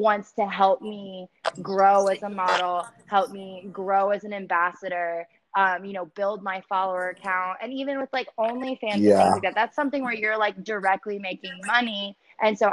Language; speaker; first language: English; native; English